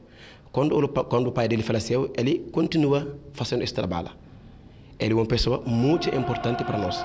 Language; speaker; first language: Portuguese; non-native, fluent; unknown